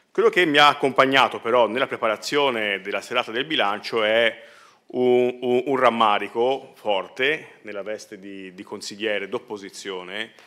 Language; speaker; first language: Italian; native; Italian